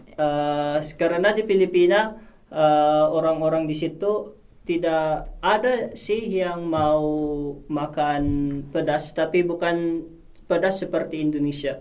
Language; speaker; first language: Indonesian; non-native, learner; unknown